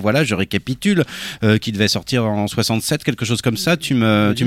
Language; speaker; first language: French; native; French